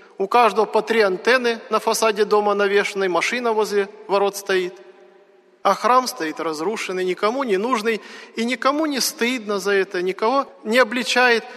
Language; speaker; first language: Russian; native; Russian